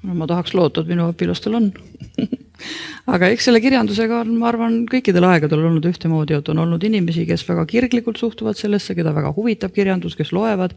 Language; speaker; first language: Estonian; native; Estonian